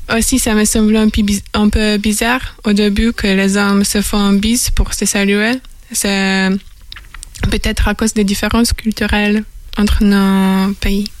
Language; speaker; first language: French; non-native, fluent; Polish